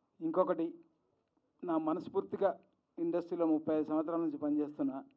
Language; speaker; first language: Telugu; native; Telugu